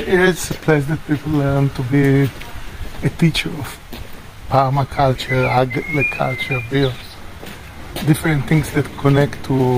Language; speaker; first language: English; non-native, learner; Hebrew